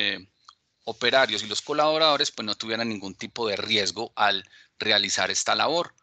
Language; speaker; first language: Spanish; native; Spanish